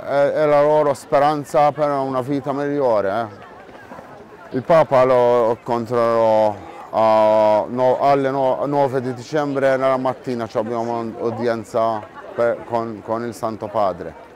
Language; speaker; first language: Italian; non-native, fluent; Maltese